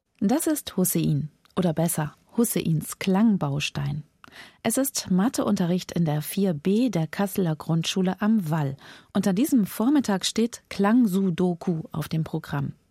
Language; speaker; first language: German; native; German